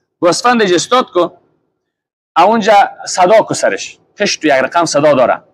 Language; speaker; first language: Persian; native; Persian